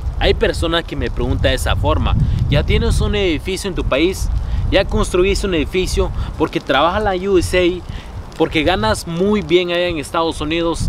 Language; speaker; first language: Spanish; non-native, fluent; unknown